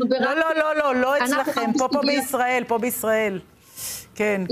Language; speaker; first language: Hebrew; native; Hebrew